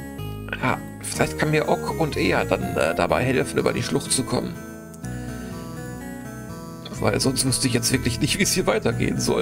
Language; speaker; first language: German; native; German